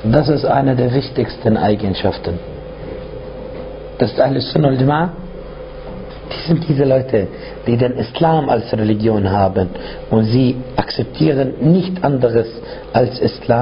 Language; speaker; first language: German; non-native, fluent; Arabic